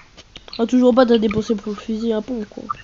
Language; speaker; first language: French; native; French